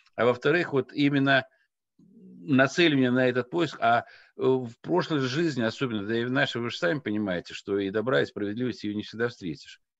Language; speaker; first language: Russian; non-native, local second language; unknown